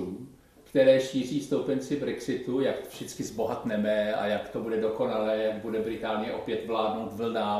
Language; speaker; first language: Czech; native; Czech